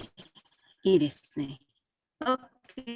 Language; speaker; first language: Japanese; non-native, fluent; Indonesian